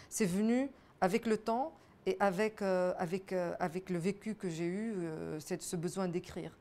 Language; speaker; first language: French; non-native, local second language; Arabic